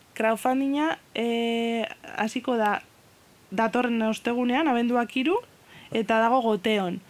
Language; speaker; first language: Basque; non-native, fluent; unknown